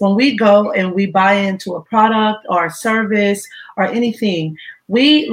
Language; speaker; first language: English; native; English